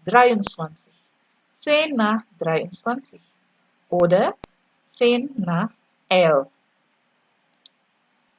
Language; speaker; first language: German; non-native, fluent; Indonesian